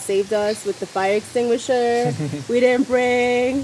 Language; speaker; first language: English; native; English